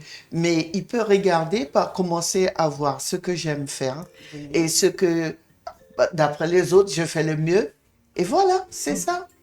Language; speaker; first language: French; non-native, fluent; English